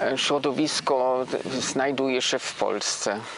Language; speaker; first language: Polish; non-native, learner; Swiss German